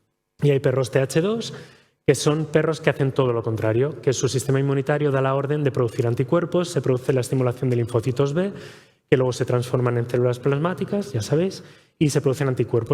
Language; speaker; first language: Spanish; native; Spanish